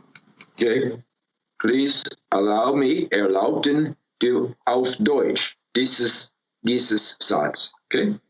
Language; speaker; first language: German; non-native, learner; English